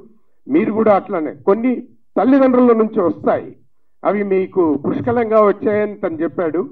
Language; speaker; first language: Telugu; native; Telugu